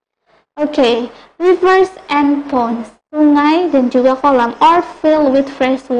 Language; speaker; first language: English; non-native, local second language; Indonesian